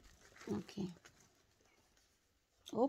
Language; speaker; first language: Dutch; non-native, learner; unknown